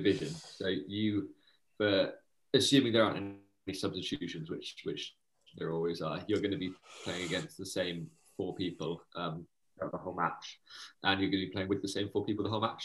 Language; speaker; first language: English; native; English